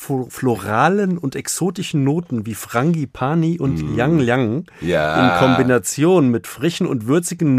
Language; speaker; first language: German; native; German